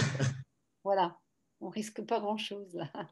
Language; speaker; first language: French; native; French